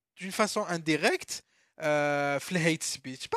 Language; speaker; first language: French; non-native, local second language; Arabic